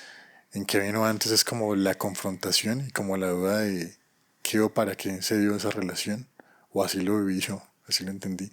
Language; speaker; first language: Spanish; native; Spanish